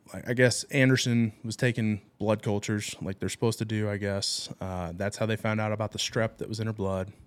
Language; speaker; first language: English; native; English